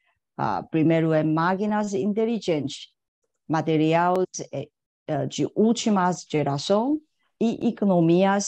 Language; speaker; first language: Portuguese; non-native, fluent; Chinese